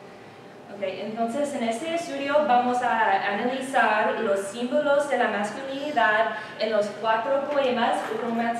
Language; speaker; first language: Spanish; non-native, learner; English